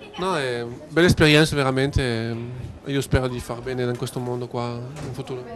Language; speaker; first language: Italian; non-native, fluent; French